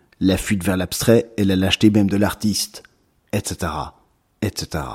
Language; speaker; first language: French; native; French